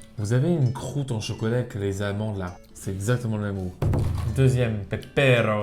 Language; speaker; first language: French; native; French